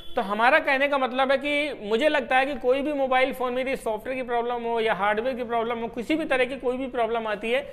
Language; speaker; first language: Hindi; native; Hindi